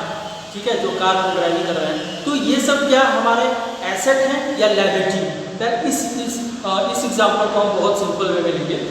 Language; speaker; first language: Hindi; native; Hindi